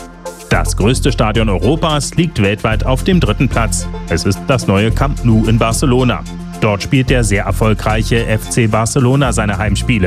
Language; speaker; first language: German; native; German